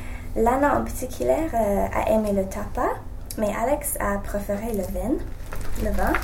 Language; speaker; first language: French; non-native, learner; English